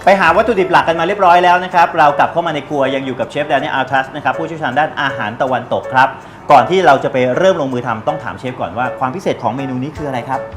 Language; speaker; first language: Thai; native; Thai